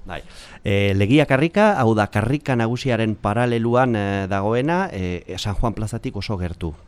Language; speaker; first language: Basque; native; Basque